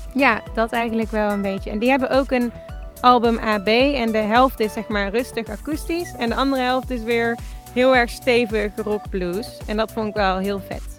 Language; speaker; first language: Dutch; native; Dutch